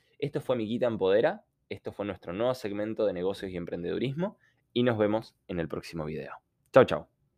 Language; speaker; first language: Spanish; non-native, fluent; Ukrainian